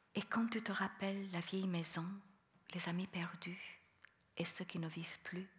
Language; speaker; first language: French; non-native, fluent; Albanian